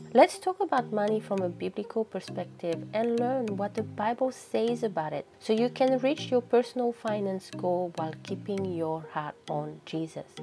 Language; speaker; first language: English; non-native, fluent; French